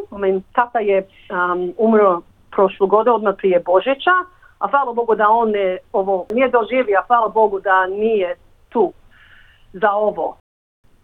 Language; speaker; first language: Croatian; early bilingual, heritage; English